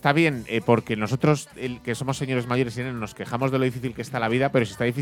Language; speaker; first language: Spanish; native; Spanish